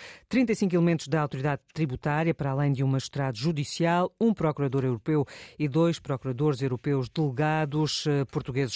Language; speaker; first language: Portuguese; native; Portuguese